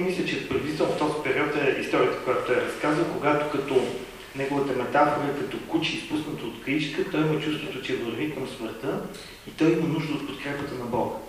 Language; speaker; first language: Bulgarian; native; Bulgarian